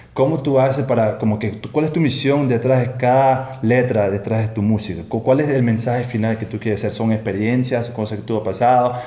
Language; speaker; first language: Spanish; non-native, fluent; English